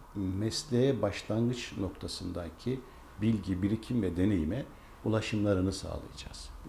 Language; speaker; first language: Turkish; native; Turkish